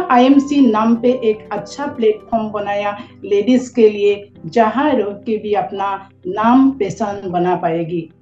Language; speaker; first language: Hindi; non-native, local second language; Assamese